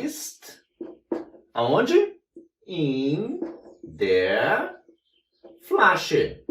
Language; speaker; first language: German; non-native, fluent; Portuguese